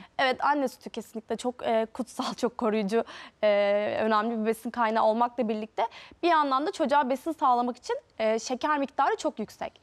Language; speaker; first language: Turkish; native; Turkish